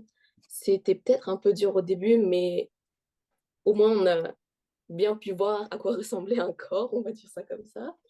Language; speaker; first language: French; early bilingual, heritage; French